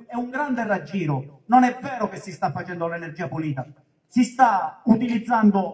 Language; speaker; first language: Italian; native; Italian